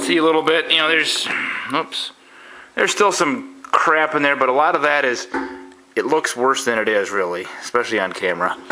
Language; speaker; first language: English; native; English